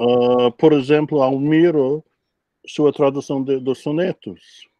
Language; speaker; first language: Portuguese; non-native, fluent; English